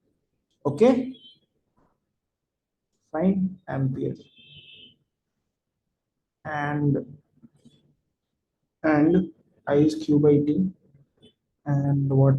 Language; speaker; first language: English; non-native, local second language; Hindi